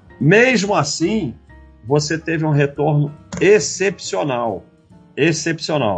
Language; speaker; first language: Portuguese; native; Portuguese